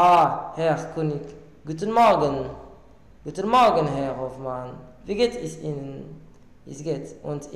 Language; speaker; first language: German; non-native, learner; Arabic